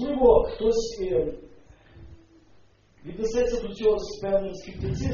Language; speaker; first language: Polish; non-native, learner; Ukrainian